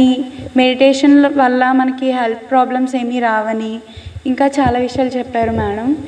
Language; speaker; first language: Telugu; native; Telugu